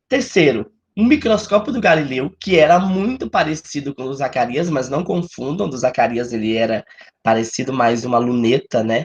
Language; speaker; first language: Portuguese; native; Portuguese